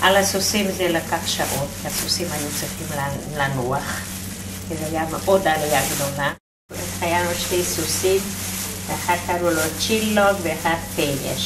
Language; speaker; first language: Hebrew; non-native, fluent; Yiddish